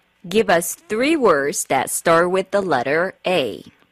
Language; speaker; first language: English; non-native, fluent; Korean